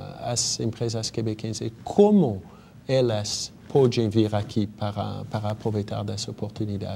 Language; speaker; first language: Portuguese; non-native, fluent; French